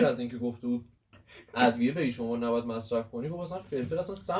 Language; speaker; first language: Persian; native; Persian